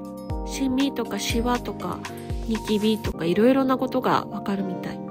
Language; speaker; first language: Japanese; native; Japanese